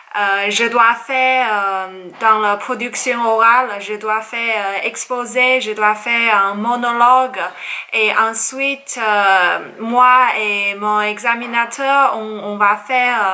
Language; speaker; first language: French; non-native, learner; Chinese